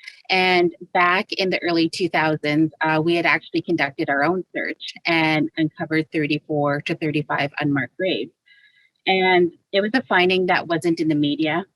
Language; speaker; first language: English; native; English